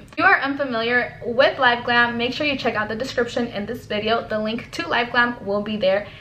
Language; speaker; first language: English; early bilingual, other home language; Spanish